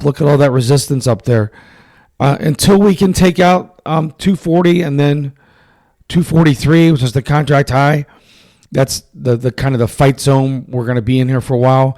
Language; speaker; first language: English; native; English